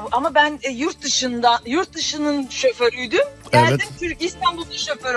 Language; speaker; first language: Turkish; non-native, fluent; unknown